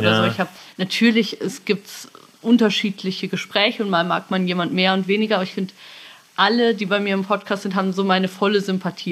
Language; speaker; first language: German; native; German